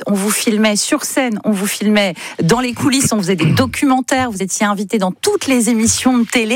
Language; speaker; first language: French; native; French